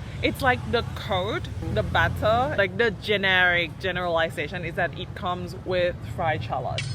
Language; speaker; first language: English; non-native, fluent; Thai